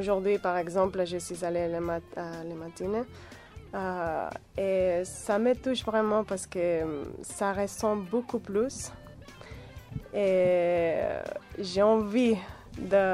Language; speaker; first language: French; non-native, fluent; Catalan